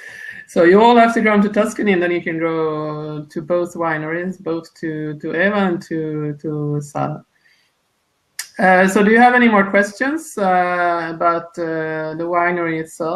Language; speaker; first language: English; non-native, fluent; Italian